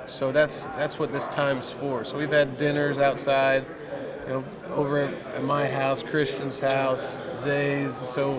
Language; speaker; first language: English; native; English